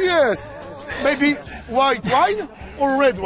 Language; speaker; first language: English; non-native, learner; Polish